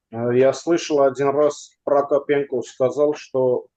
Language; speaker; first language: Russian; non-native, local second language; Armenian